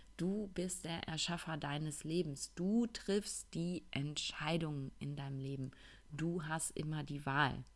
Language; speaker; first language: German; native; German